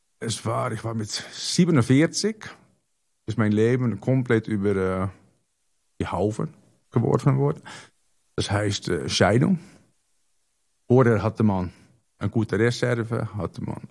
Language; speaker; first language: German; non-native, fluent; Dutch